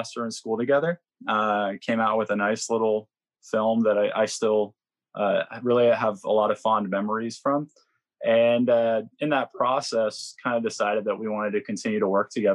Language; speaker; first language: English; native; English